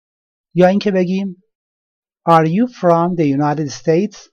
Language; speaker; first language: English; non-native, learner; Persian